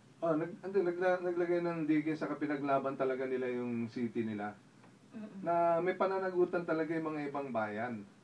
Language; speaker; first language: Filipino; non-native, local second language; Pangasinan